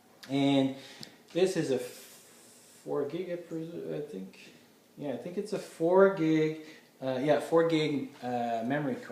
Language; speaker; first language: English; non-native, fluent; French